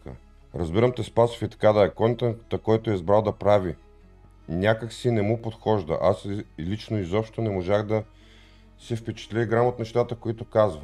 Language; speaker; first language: Bulgarian; native; Bulgarian